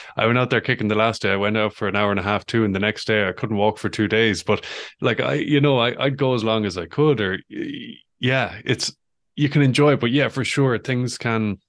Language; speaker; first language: English; native; English